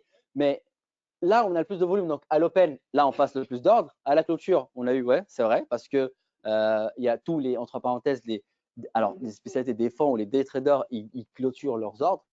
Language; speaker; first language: French; native; French